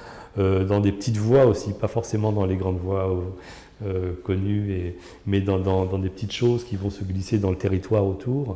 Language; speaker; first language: French; native; French